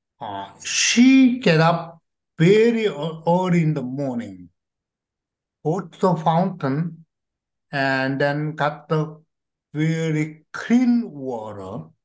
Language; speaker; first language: English; non-native, learner; Korean